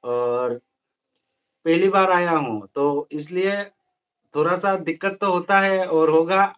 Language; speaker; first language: Hindi; non-native, local second language; Bangla